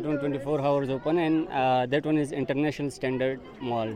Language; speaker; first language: English; non-native, local second language; Filipino